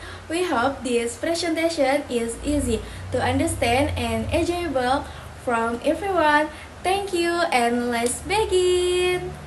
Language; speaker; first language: English; non-native, learner; Indonesian